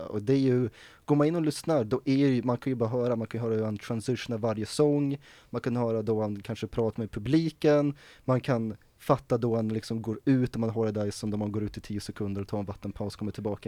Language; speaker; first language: Swedish; native; Swedish